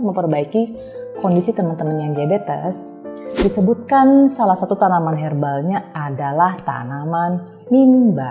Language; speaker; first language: Indonesian; native; Indonesian